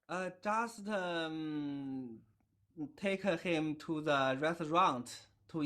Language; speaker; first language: English; non-native, learner; Chinese